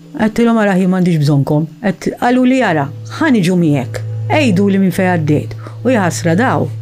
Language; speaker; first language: Maltese; early bilingual, heritage; Maltese